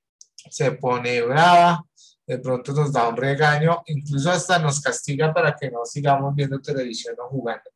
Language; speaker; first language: Spanish; native; Spanish